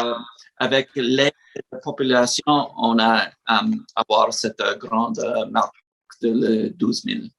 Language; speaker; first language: French; non-native, learner; English